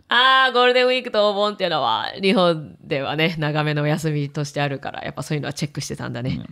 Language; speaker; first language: Japanese; native; Japanese